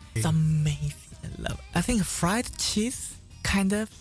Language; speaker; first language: English; non-native, learner; Japanese